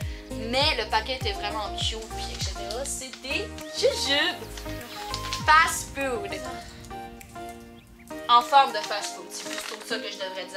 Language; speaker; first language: French; native; French